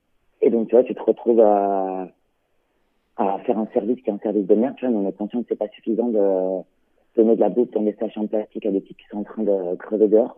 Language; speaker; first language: French; native; French